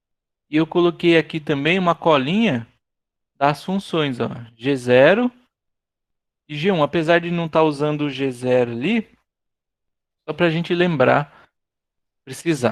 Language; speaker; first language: Portuguese; native; Portuguese